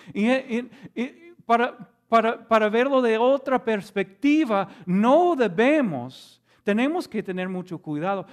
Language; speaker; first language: Spanish; non-native, fluent; English